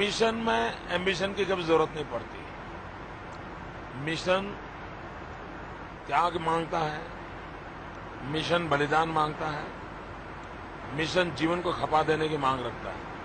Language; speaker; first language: Hindi; non-native, local second language; Gujarati